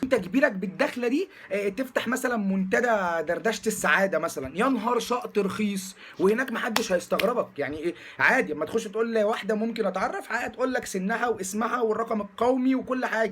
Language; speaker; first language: Arabic; native; Arabic